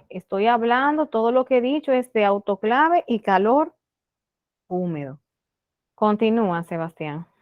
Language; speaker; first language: Spanish; native; Spanish